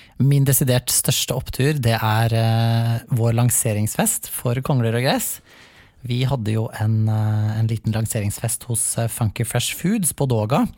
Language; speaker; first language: Norwegian; native; Norwegian